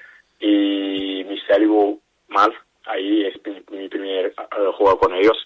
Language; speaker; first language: Spanish; non-native, learner; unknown